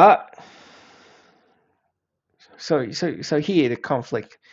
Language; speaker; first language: English; non-native, fluent; Vietnamese